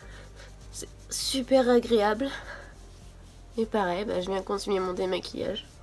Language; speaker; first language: French; native; French